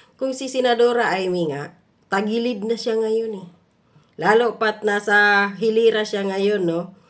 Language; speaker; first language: Filipino; non-native, local second language; Cebuano